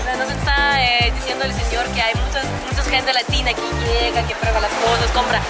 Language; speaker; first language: Spanish; non-native, fluent; Russian